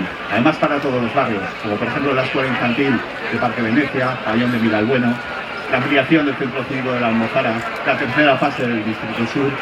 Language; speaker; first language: Spanish; native; Spanish